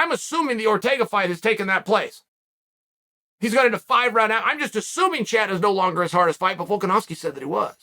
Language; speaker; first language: English; native; English